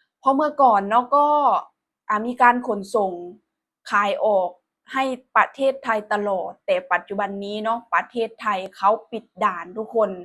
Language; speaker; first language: Thai; non-native, local second language; Northeastern Thai